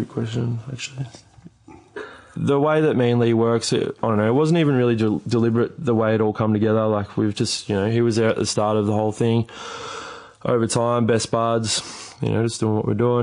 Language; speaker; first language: English; native; English